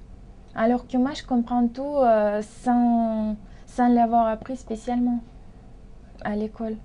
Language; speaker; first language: French; non-native, fluent; Russian